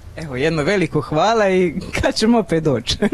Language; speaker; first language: Croatian; native; Croatian